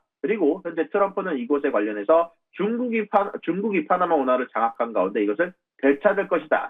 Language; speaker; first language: Korean; native; Korean